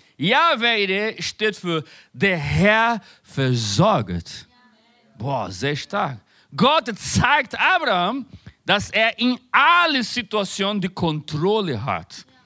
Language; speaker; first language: German; non-native, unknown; Spanish